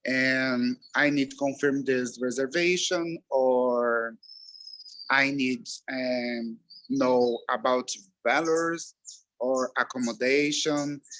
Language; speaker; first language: English; non-native, learner; Portuguese